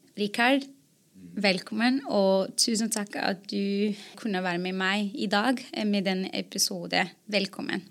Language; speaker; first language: Norwegian; non-native, fluent; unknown